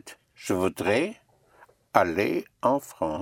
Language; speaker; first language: French; non-native, fluent; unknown